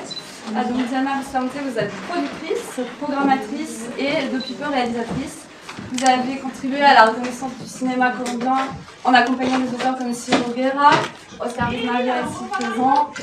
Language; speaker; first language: French; native; French